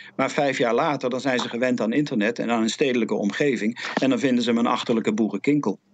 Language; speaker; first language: Dutch; native; Dutch